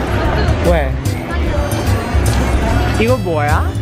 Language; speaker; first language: Korean; non-native, learner; Filipino